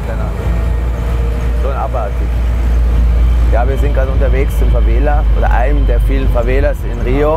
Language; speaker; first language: German; native; German